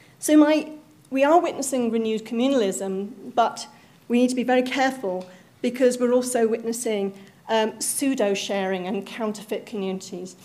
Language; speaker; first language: English; native; English